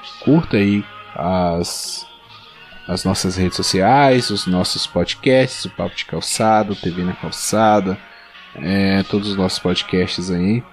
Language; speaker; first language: Portuguese; native; Portuguese